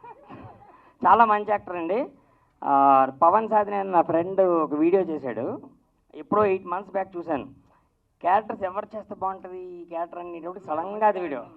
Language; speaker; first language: Telugu; native; Telugu